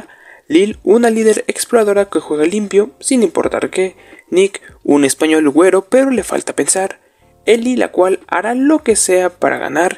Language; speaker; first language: Spanish; native; Spanish